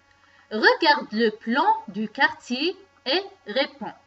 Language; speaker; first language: French; non-native, local second language; Arabic